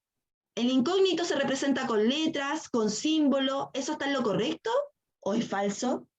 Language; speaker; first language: Spanish; native; Spanish